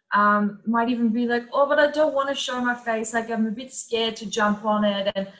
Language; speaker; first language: English; non-native, fluent; Dutch